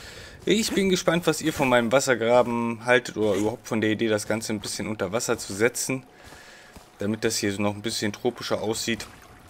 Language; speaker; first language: German; native; German